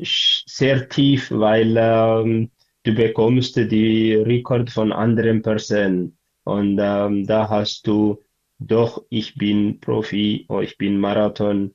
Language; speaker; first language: German; non-native, learner; Tigrinya